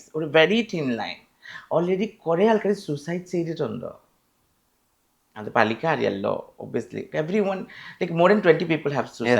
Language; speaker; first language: Malayalam; non-native, fluent; Assamese